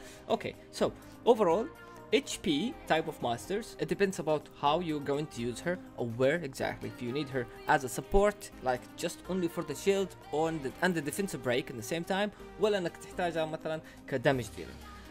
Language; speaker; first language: English; non-native, fluent; Arabic